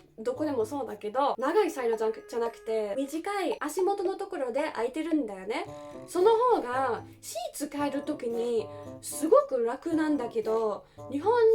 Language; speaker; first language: Japanese; non-native, fluent; German